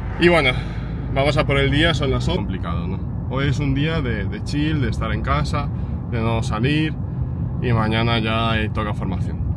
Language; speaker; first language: Spanish; early bilingual, other home language; Ukrainian